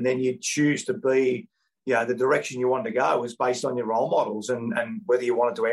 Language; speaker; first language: English; native; English